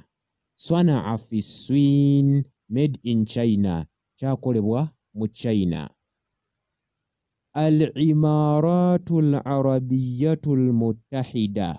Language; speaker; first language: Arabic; non-native, fluent; Ganda